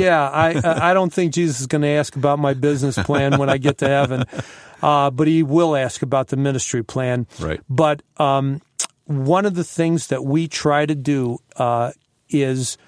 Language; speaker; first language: English; native; English